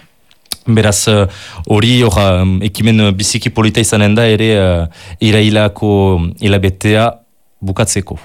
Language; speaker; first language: Basque; native; Basque